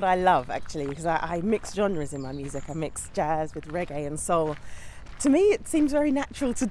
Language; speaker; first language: English; native; English